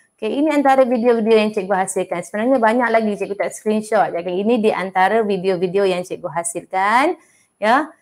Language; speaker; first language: Malay; native; Malay